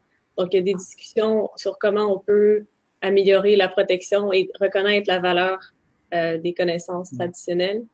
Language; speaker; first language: French; native; French